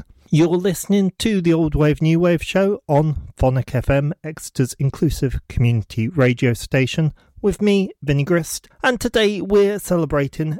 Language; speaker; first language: English; native; English